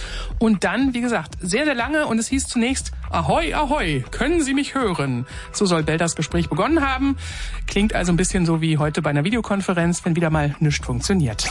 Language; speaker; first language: German; native; German